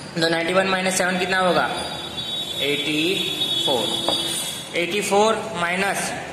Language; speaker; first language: Hindi; non-native, local second language; Gujarati